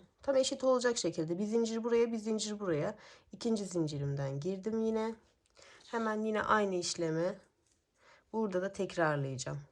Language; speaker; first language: Turkish; native; Turkish